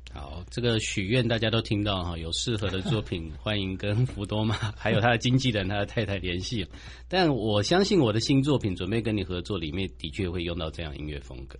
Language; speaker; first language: Chinese; native; Chinese